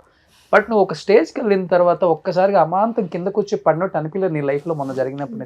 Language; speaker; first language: Telugu; native; Telugu